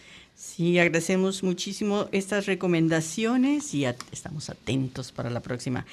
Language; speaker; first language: Spanish; native; Spanish